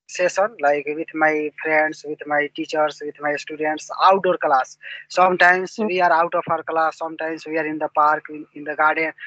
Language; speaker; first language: English; non-native, local second language; Hindi